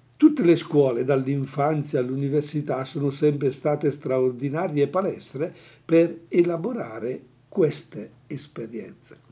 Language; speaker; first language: Italian; native; Italian